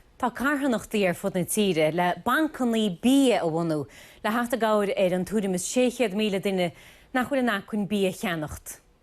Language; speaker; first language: Irish; native; Irish